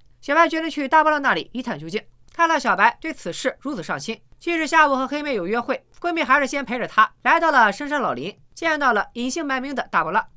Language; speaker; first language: Chinese; native; Chinese